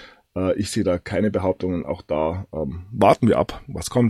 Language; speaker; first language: German; native; German